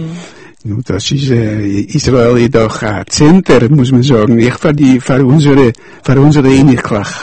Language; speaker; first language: German; early bilingual, heritage; Yiddish